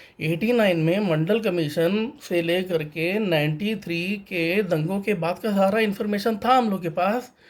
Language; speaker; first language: Hindi; non-native, local second language; Tamil